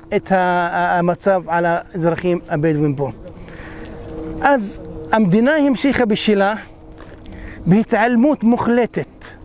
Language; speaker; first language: Hebrew; non-native, local second language; Arabic